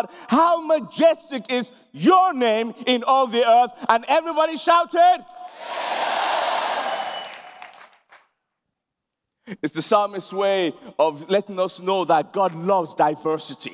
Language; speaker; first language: English; non-native, local second language; Yoruba